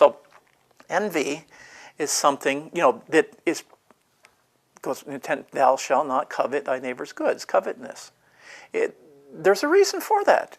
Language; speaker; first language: English; native; English